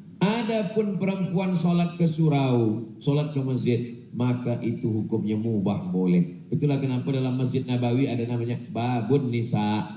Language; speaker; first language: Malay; non-native, local second language; Minangkabau